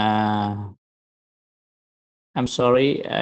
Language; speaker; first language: English; non-native, learner; Vietnamese